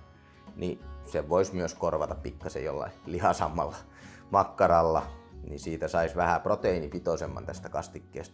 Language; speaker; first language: Finnish; native; Finnish